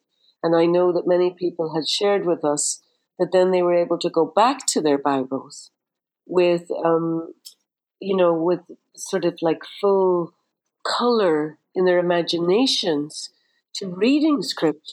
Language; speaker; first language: English; native; English